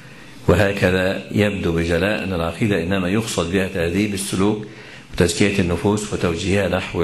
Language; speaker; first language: Arabic; native; Arabic